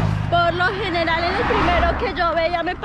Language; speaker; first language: Spanish; native; Spanish